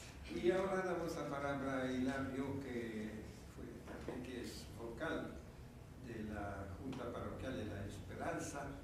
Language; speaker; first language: Spanish; non-native, fluent; French